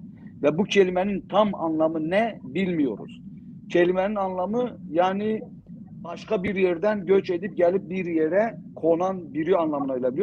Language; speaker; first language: Turkish; non-native, local second language; Zaza